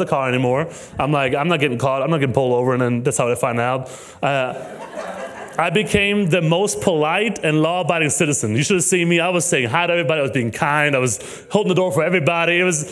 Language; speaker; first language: English; non-native, fluent; German